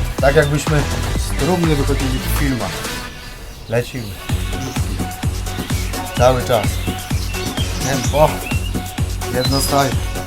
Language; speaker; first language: Polish; native; Polish